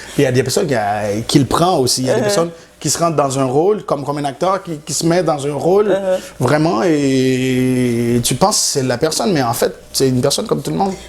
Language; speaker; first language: French; non-native, local second language; Haitian Creole